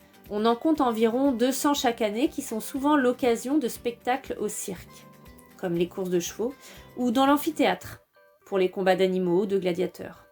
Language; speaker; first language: French; native; French